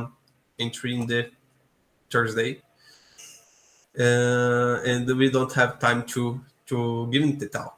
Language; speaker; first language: English; non-native, learner; Portuguese